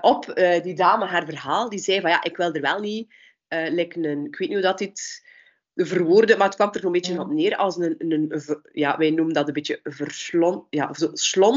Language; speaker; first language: Dutch; native; Dutch